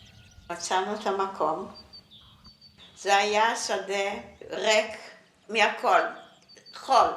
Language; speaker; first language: Hebrew; non-native, fluent; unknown